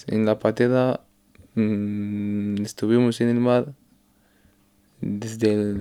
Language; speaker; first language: Spanish; non-native, learner; Arabic